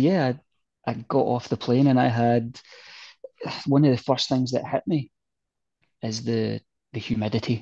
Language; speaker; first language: English; native; English